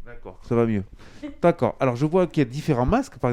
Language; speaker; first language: French; native; French